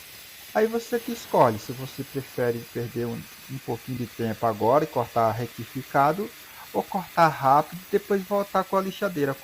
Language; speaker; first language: Portuguese; native; Portuguese